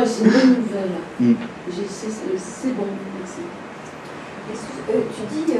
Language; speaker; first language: French; native; French